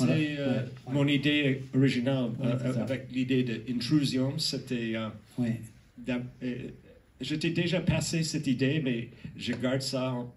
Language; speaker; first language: French; non-native, learner; English